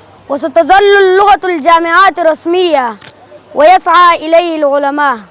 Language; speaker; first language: Arabic; non-native, learner; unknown